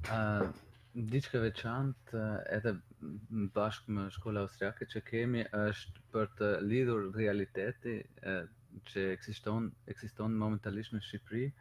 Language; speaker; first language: Albanian; non-native, learner; German